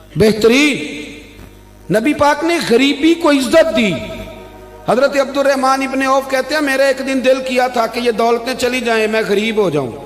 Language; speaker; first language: Urdu; non-native, local second language; Punjabi